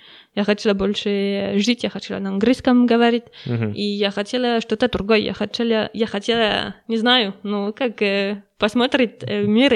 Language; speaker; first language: Russian; non-native, learner; French